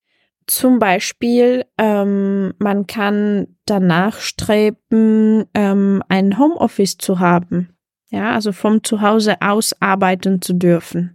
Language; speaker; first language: German; non-native, fluent; Czech